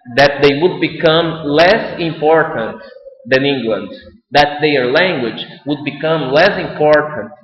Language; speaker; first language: English; non-native, fluent; Portuguese